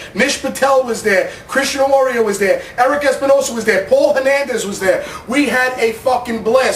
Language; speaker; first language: English; native; English